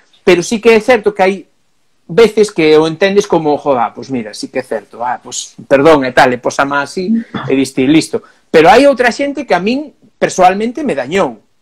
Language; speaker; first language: Galician; non-native, local second language; Spanish